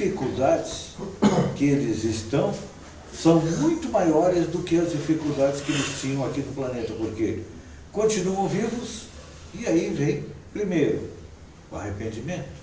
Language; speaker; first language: Portuguese; native; Portuguese